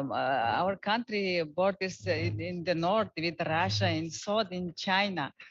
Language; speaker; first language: English; non-native, learner; Mongolian